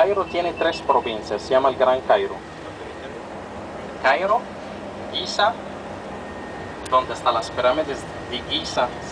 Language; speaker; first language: Spanish; non-native, fluent; Arabic